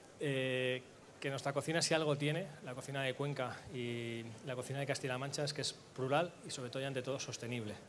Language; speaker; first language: Spanish; native; Spanish